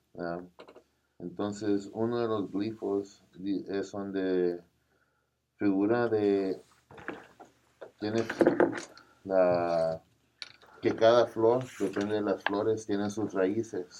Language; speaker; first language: Spanish; non-native, learner; English